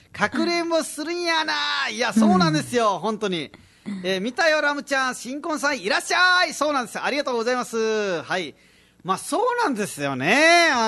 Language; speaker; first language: Japanese; non-native, fluent; Nepali